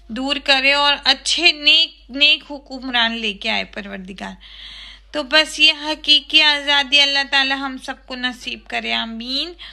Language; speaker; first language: Urdu; native; Urdu